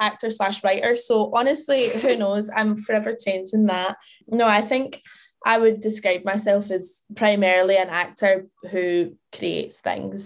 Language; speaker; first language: English; native; English